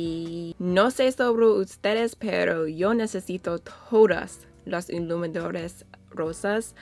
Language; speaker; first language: Spanish; non-native, learner; English